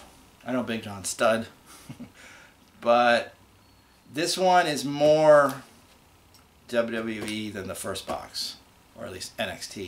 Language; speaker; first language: English; native; English